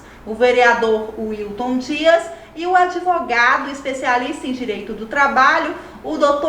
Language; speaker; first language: Portuguese; native; Portuguese